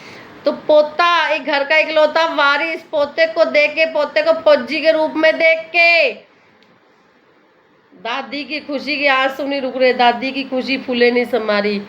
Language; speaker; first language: Hindi; native; Hindi